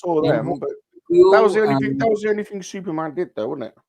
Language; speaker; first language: English; native; English